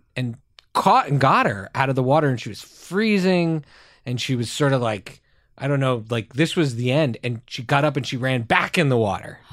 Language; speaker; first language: English; native; English